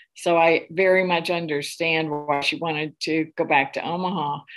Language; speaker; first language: English; native; English